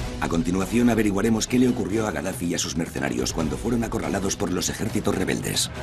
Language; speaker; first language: Spanish; native; Spanish